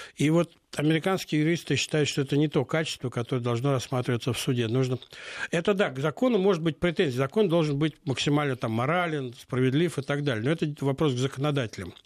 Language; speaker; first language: Russian; native; Russian